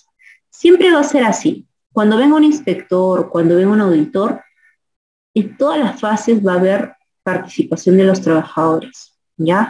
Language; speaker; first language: Spanish; native; Spanish